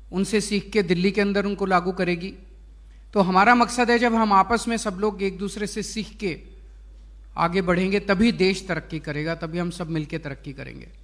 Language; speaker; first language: Hindi; native; Hindi